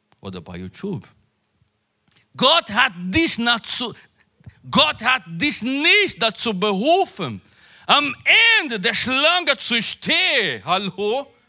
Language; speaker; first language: German; non-native, learner; Portuguese